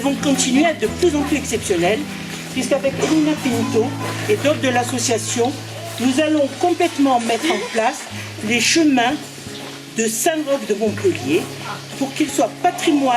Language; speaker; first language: French; native; French